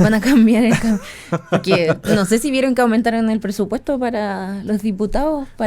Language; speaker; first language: Spanish; native; Spanish